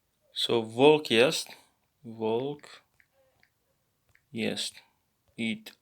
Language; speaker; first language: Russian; non-native, learner; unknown